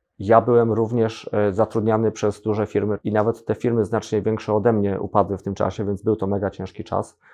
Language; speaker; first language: Polish; native; Polish